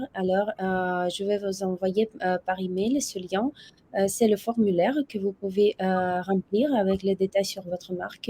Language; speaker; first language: French; non-native, fluent; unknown